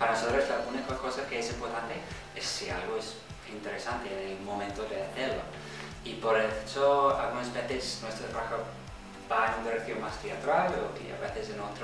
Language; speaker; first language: Spanish; non-native, fluent; English